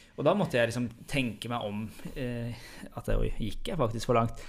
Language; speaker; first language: Norwegian; non-native, fluent; Persian